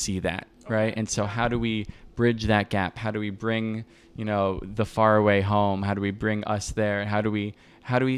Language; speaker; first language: English; native; English